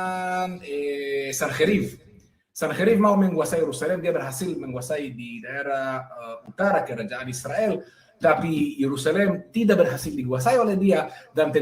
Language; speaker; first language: Indonesian; non-native, fluent; Hebrew